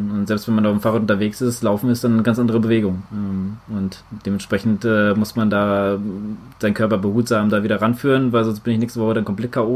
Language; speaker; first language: German; native; German